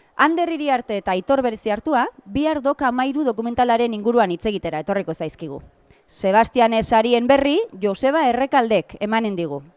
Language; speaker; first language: Basque; native; Basque